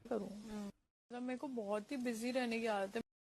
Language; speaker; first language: Hindi; native; Hindi